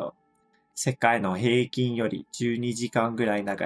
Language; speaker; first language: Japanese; non-native, fluent; English